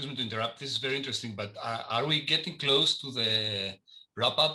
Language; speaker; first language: English; non-native, fluent; Greek